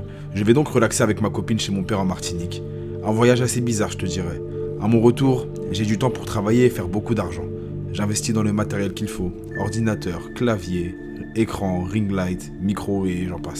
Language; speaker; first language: French; native; French